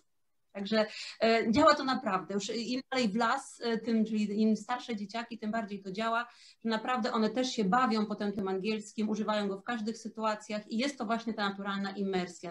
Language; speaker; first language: Polish; native; Polish